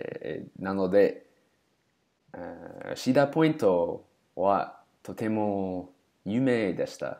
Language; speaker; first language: Japanese; non-native, learner; English